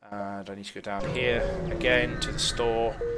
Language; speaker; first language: English; native; English